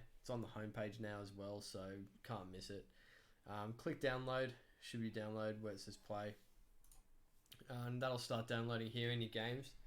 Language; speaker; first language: English; native; English